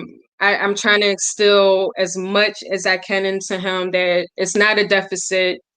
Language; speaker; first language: English; native; English